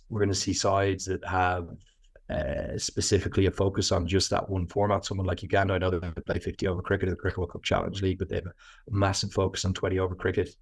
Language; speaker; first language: English; native; English